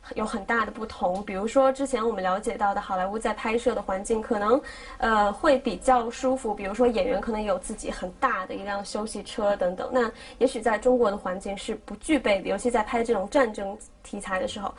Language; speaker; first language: Chinese; native; Chinese